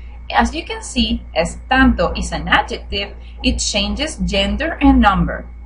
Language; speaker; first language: English; non-native, fluent; Spanish